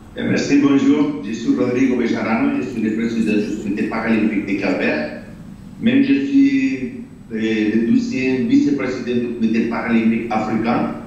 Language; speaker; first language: French; non-native, learner; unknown